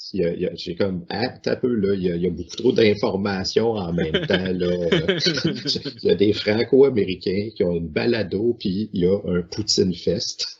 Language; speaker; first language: French; native; French